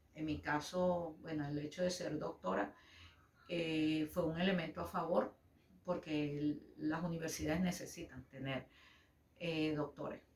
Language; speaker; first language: Spanish; native; Spanish